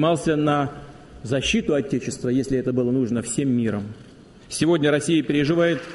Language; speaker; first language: Russian; native; Russian